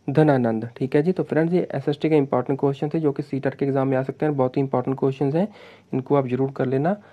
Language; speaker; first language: Hindi; non-native, local second language; Punjabi